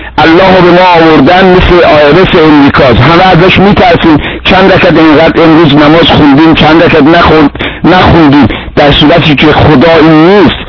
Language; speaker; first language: Persian; non-native, local second language; Azerbaijani